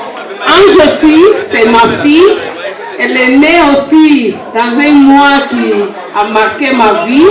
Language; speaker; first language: French; non-native, fluent; Portuguese